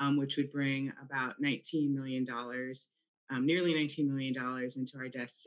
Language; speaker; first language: English; native; English